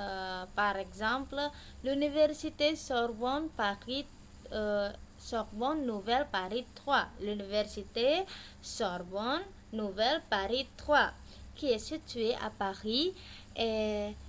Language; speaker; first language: French; non-native, learner; Indonesian